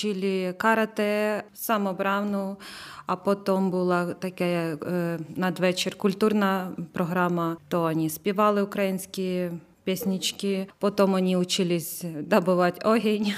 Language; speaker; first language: Slovak; non-native, learner; Ukrainian